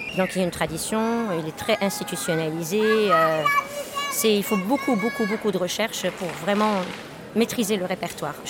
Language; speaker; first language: French; non-native, local second language; Arabic